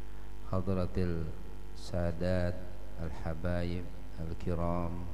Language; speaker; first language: Arabic; non-native, fluent; Indonesian